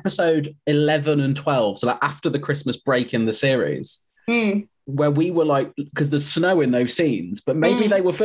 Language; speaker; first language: English; native; English